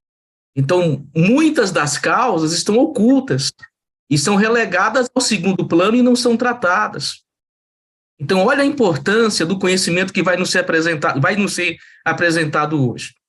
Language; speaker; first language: Portuguese; native; Portuguese